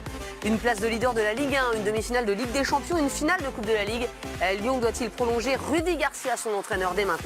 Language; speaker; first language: French; native; French